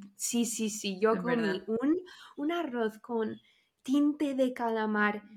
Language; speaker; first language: Spanish; non-native, fluent; English